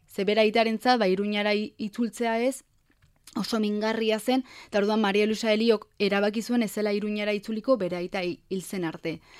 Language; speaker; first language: Basque; native; Basque